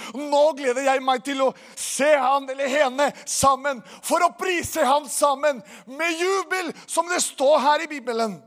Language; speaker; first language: Norwegian; non-native, fluent; Portuguese